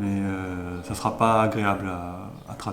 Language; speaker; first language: French; native; French